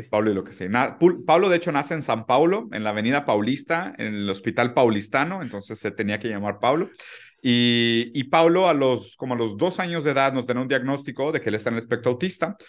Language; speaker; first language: Spanish; early bilingual, other home language; Portuguese